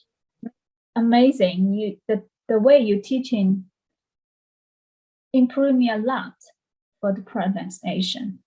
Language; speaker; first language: English; non-native, learner; Chinese